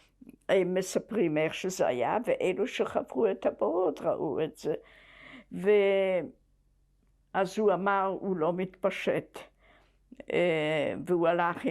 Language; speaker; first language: Hebrew; non-native, fluent; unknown